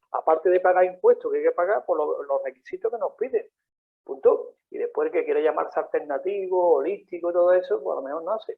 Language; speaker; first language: Spanish; native; Spanish